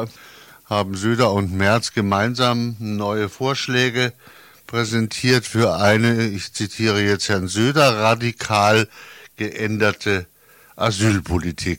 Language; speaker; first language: German; native; German